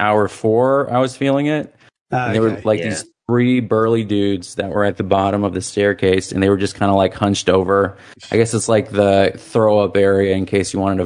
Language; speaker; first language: English; native; English